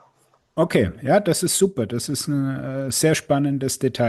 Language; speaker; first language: German; native; German